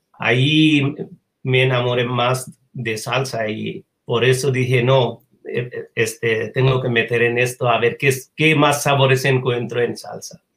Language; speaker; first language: Spanish; non-native, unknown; Bangla